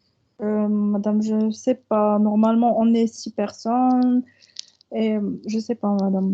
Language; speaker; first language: French; non-native, local second language; Arabic